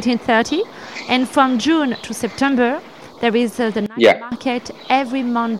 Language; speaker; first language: English; non-native, learner; French